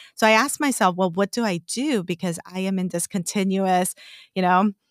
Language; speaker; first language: English; non-native, fluent; Korean